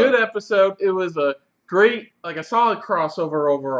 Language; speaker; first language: English; native; English